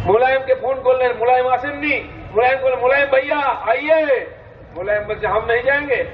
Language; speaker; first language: Hindi; non-native, local second language; Bangla